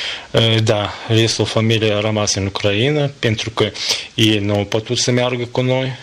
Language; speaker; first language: Romanian; non-native, learner; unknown